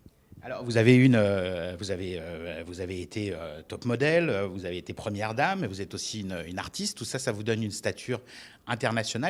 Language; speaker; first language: French; native; French